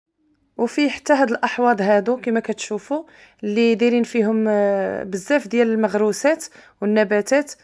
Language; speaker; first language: Arabic; native; Arabic